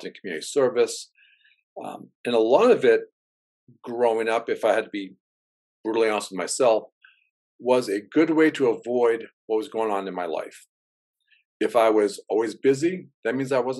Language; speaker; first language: English; native; English